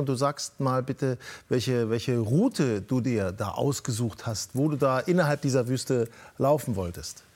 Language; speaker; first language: German; native; German